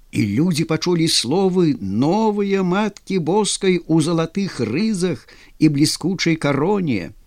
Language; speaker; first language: Belarusian; native; Belarusian